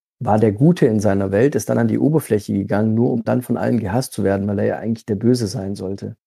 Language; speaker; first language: German; early bilingual, other home language; Italian